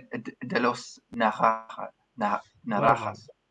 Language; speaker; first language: Spanish; non-native, learner; English